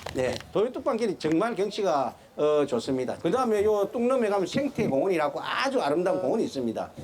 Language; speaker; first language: Korean; native; Korean